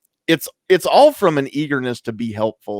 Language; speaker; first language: English; native; English